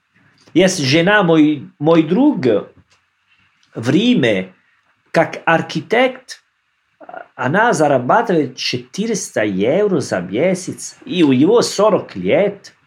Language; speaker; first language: Russian; non-native, learner; Italian